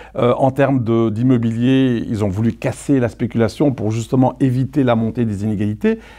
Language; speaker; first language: French; native; French